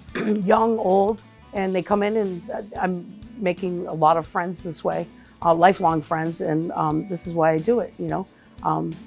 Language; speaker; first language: English; native; English